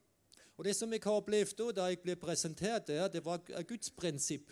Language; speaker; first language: Norwegian; non-native, fluent; German